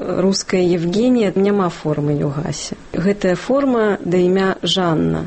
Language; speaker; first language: Belarusian; non-native, local second language; Russian